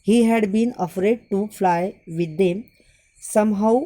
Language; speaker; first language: English; non-native, local second language; Marathi